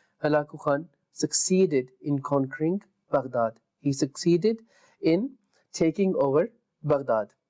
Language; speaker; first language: English; non-native, local second language; Urdu